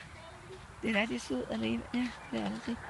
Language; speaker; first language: Danish; non-native, learner; Thai